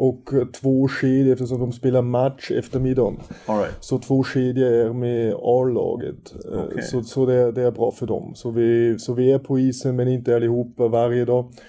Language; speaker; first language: Swedish; non-native, fluent; German